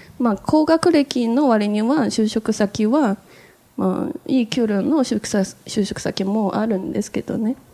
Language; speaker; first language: Japanese; non-native, fluent; Chinese